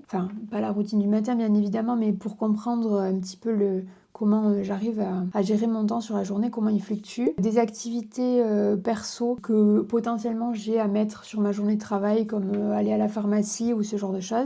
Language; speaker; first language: French; native; French